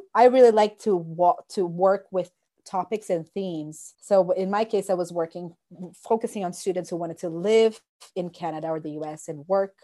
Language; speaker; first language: English; non-native, fluent; Portuguese